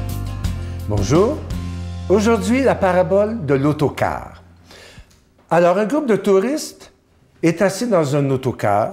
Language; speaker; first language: French; native; French